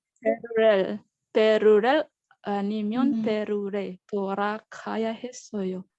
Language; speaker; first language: Korean; non-native, learner; Spanish